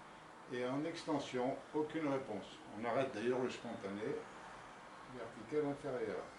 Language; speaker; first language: French; native; French